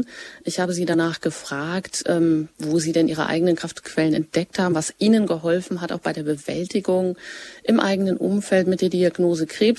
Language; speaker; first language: German; native; German